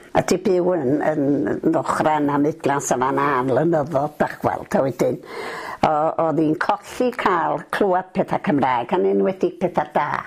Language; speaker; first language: Welsh; native; Welsh